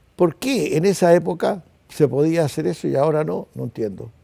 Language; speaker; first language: Spanish; native; Spanish